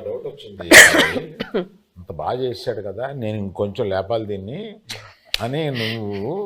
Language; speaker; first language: Telugu; native; Telugu